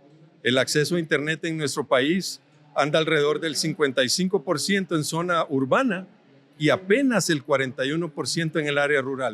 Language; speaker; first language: Spanish; native; Spanish